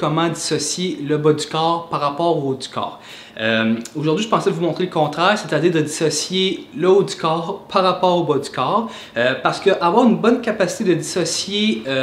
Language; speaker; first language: French; native; French